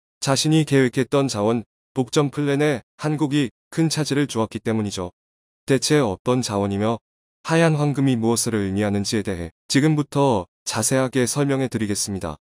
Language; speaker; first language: Korean; native; Korean